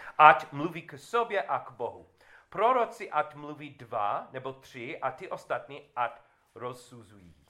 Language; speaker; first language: Czech; non-native, learner; English